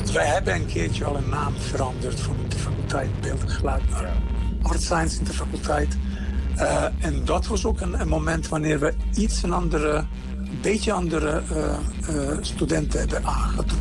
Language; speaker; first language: Dutch; non-native, fluent; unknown